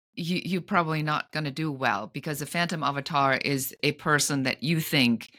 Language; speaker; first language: English; non-native, fluent; German